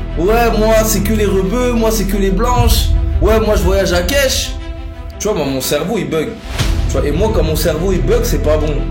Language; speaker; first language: French; early bilingual, other home language; Wolof